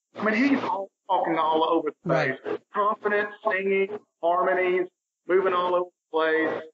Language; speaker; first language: English; native; English